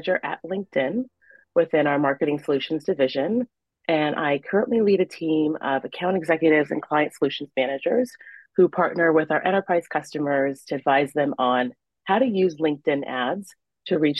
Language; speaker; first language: English; native; English